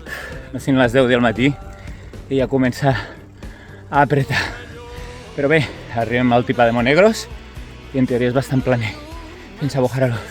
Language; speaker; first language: Catalan; native; Catalan